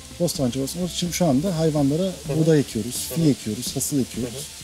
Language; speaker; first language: Turkish; native; Turkish